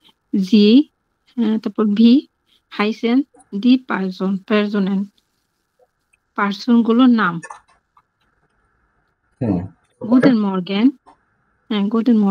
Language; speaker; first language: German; non-native, learner; Bangla